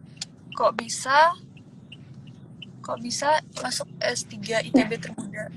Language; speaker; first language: Indonesian; native; Indonesian